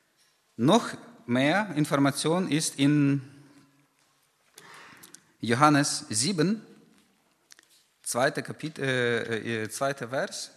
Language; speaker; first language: German; non-native, fluent; Ukrainian